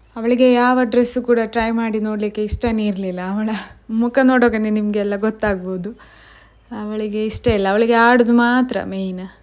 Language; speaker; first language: Kannada; native; Kannada